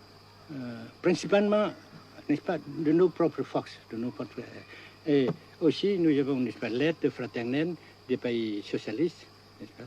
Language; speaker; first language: French; non-native, fluent; Vietnamese